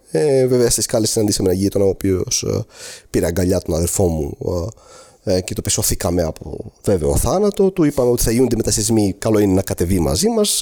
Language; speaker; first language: Greek; non-native, fluent; Arabic